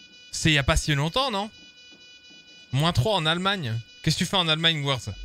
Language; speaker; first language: French; native; French